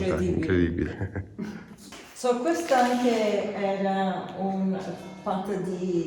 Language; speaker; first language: Italian; non-native, learner; English